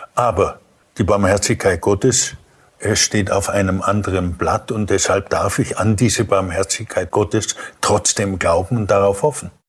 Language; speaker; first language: German; native; German